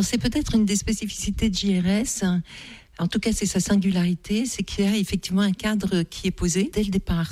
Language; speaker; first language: French; native; French